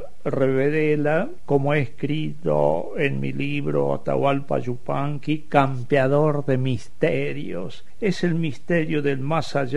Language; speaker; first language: Spanish; native; Spanish